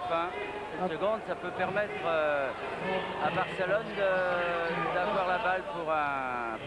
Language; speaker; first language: French; native; French